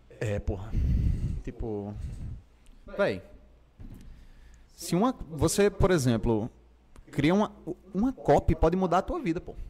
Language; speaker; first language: Portuguese; native; Portuguese